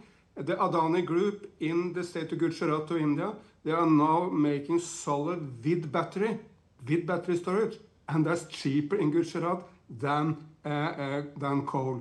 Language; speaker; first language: English; non-native, fluent; Norwegian